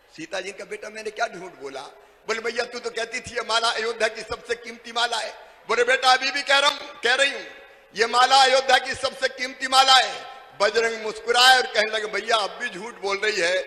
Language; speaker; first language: Hindi; native; Hindi